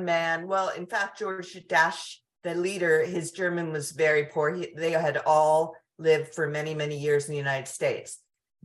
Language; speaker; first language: English; native; English